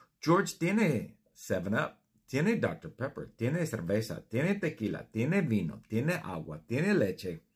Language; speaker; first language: Spanish; non-native, fluent; English